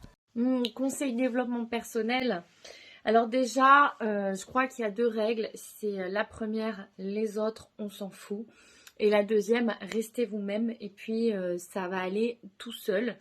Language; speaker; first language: French; native; French